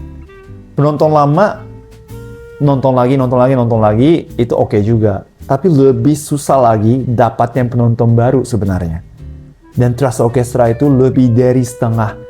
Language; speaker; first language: Indonesian; non-native, fluent; Japanese